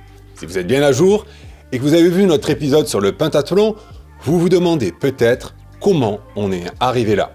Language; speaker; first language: French; native; French